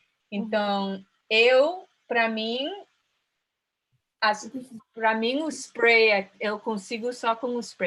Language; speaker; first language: Portuguese; early bilingual, heritage; Portuguese